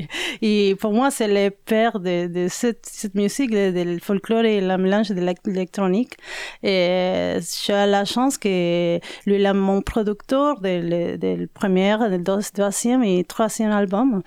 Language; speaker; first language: French; non-native, learner; Spanish